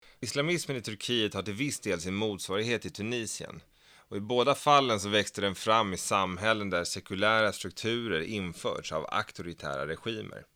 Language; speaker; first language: Swedish; native; Swedish